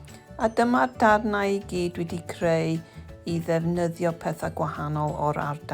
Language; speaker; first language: Welsh; non-native, local second language; English